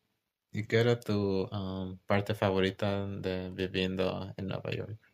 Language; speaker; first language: Spanish; early bilingual, heritage; English